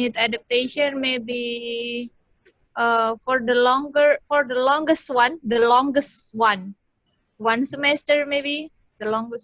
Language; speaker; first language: English; non-native, learner; Indonesian